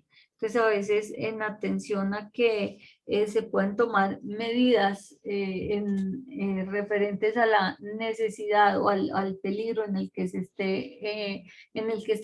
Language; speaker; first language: Spanish; native; Spanish